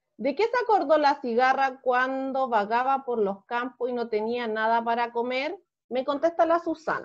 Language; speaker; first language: Spanish; native; Spanish